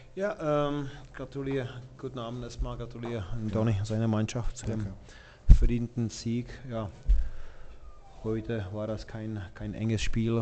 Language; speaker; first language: German; non-native, fluent; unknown